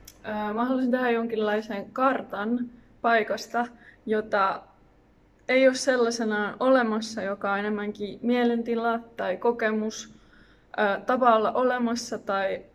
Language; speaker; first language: Finnish; native; Finnish